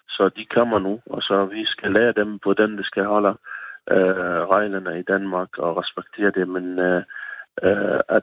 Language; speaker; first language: Danish; non-native, fluent; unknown